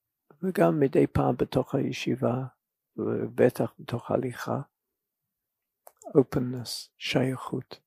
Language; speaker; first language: Hebrew; non-native, fluent; English